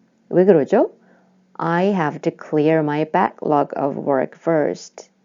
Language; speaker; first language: English; non-native, fluent; Korean